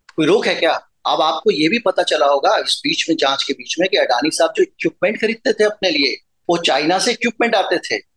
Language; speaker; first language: Hindi; native; Hindi